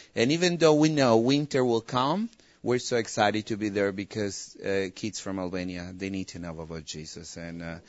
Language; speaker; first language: English; non-native, fluent; Spanish